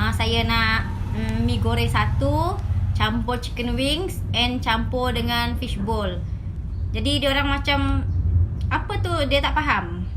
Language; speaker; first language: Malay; early bilingual, other home language; Indonesian